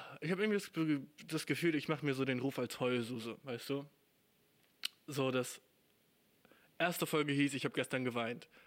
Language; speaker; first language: German; native; German